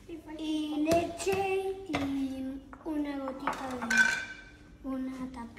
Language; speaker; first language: Spanish; native; Spanish